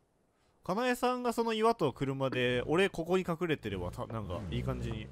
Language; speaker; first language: Japanese; native; Japanese